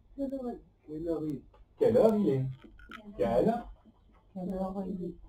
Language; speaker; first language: French; native; French